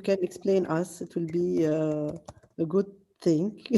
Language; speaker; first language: English; non-native, fluent; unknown